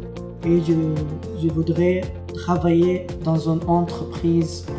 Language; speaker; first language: French; non-native, learner; Arabic